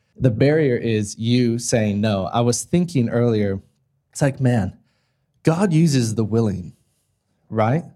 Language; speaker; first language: English; native; English